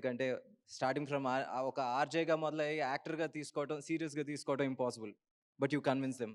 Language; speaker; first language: Telugu; native; Telugu